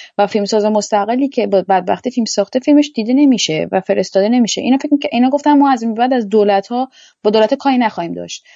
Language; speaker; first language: Persian; native; Persian